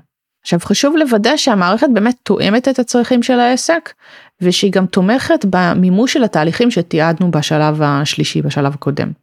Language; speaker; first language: Hebrew; native; Hebrew